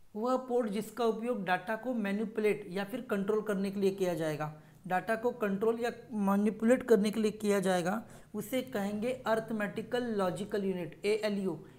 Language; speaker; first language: Hindi; non-native, local second language; Marathi